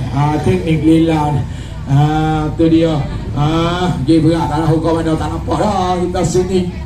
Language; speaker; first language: Malay; native; Malay